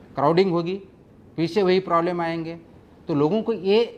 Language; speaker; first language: Hindi; non-native, local second language; Marathi